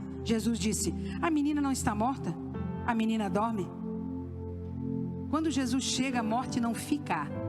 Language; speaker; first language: Portuguese; native; Portuguese